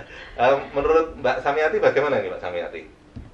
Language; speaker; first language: Indonesian; native; Indonesian